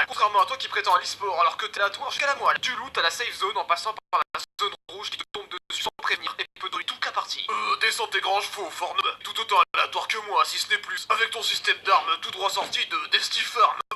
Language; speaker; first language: French; native; French